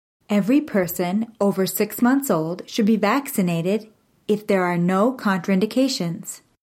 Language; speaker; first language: English; native; English